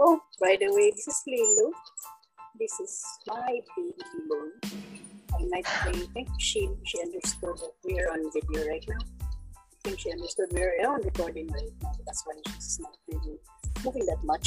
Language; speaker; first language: English; non-native, local second language; Cebuano